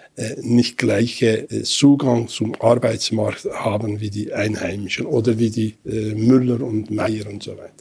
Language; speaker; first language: German; non-native, fluent; Kurdish